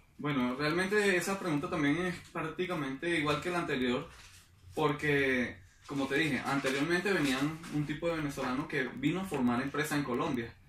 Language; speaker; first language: Spanish; native; Spanish